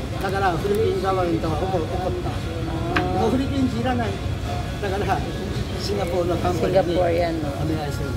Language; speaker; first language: Japanese; non-native, learner; Filipino